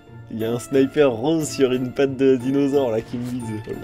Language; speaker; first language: French; native; French